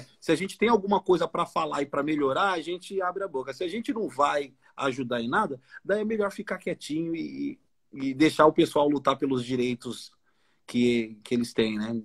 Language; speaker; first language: Portuguese; native; Portuguese